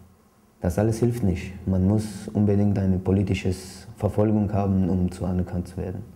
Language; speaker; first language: German; non-native, fluent; Georgian